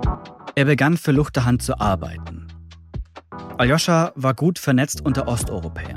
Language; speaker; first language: German; native; German